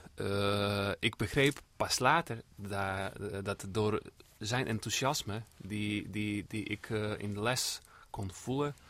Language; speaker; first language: Dutch; non-native, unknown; Serbian